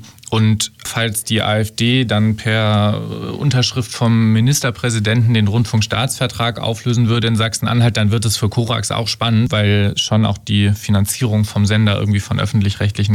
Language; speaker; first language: German; native; German